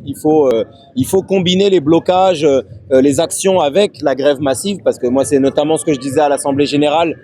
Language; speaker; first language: French; native; French